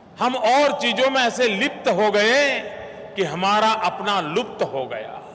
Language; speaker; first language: Hindi; non-native, local second language; Gujarati